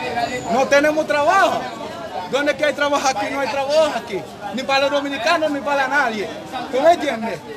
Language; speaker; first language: Spanish; non-native, learner; Haitian Creole